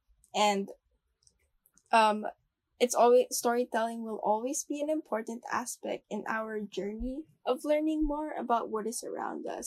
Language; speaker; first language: English; non-native, local second language; Filipino